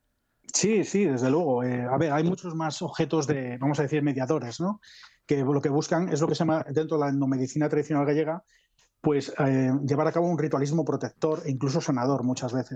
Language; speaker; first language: Spanish; native; Spanish